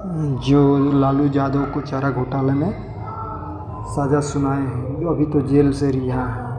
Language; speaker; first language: Hindi; native; Hindi